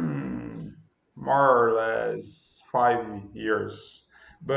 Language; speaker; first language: English; non-native, learner; Portuguese